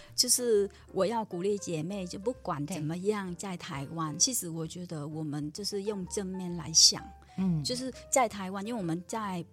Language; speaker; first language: Chinese; non-native, fluent; Vietnamese